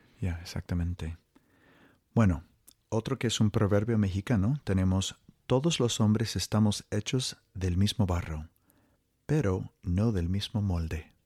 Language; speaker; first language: Spanish; non-native, fluent; English